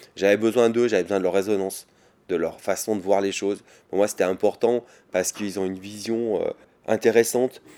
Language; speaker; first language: French; native; French